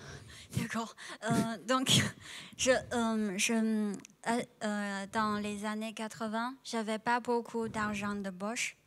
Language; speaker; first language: French; non-native, fluent; Chinese